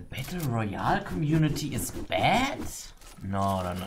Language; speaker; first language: English; non-native, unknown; German